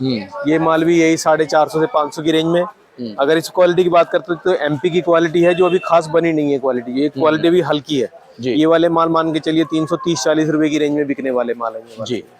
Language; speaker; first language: Hindi; native; Hindi